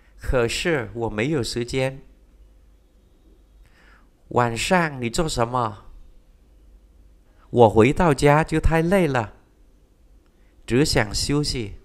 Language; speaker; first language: Chinese; non-native, fluent; Vietnamese